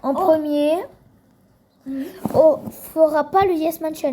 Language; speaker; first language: French; native; French